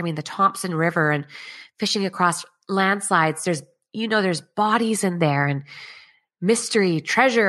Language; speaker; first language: English; native; English